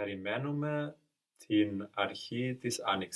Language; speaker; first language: Greek; non-native, learner; English